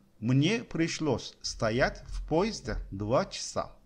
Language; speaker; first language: Russian; non-native, learner; Turkish